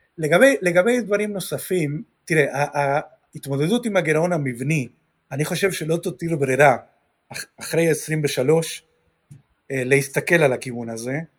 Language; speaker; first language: Hebrew; non-native, fluent; Spanish